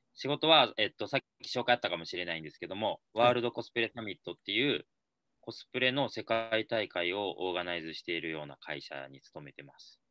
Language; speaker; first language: Japanese; native; Japanese